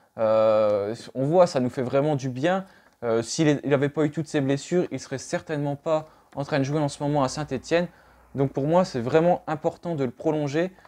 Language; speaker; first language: French; native; French